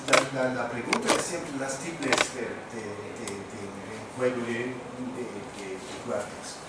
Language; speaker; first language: Spanish; non-native, fluent; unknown